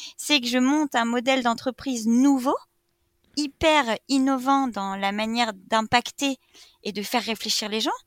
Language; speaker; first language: French; native; French